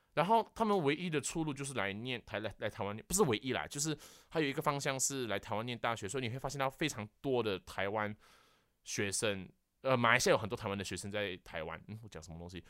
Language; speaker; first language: Chinese; non-native, local second language; Hakka Chinese